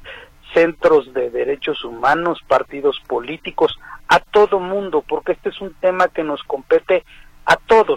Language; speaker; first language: Spanish; native; Spanish